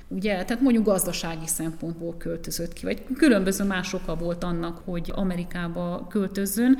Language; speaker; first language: Hungarian; native; Hungarian